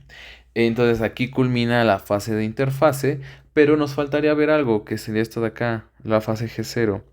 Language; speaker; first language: Spanish; native; Spanish